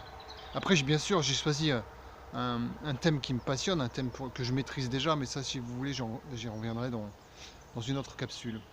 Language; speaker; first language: French; native; French